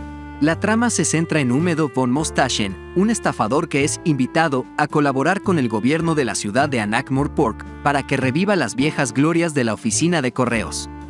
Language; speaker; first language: Spanish; native; Spanish